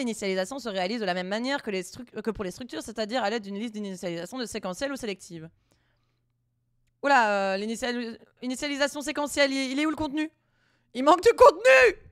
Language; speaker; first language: French; native; French